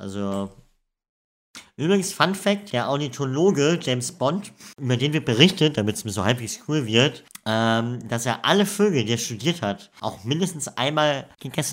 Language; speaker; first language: German; native; German